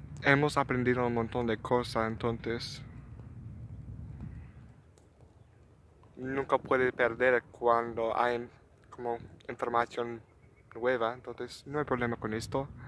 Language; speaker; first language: Spanish; non-native, learner; English